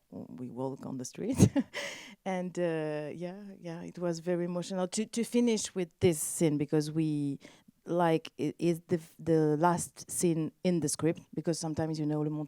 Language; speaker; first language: English; non-native, learner; French